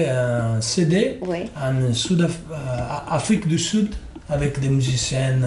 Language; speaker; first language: French; non-native, learner; Italian